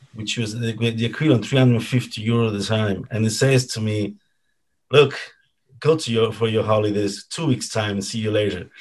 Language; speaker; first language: English; non-native, fluent; Italian